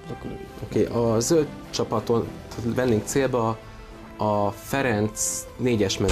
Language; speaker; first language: Hungarian; native; Hungarian